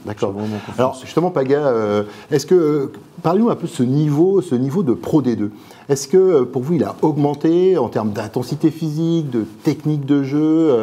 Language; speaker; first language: French; native; French